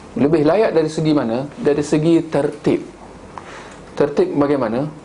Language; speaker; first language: Malay; native; Malay